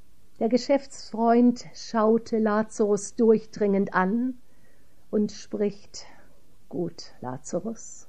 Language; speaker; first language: German; native; German